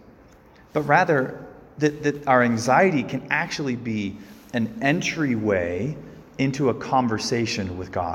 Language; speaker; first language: English; native; English